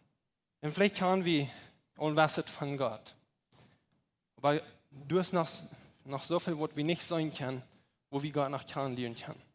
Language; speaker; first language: German; non-native, learner; Plautdietsch